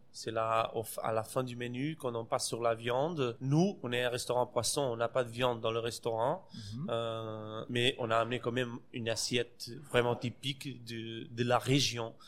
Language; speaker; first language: French; non-native, fluent; Portuguese